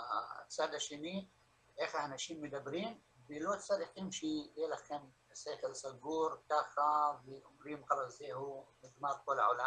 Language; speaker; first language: Hebrew; non-native, local second language; Arabic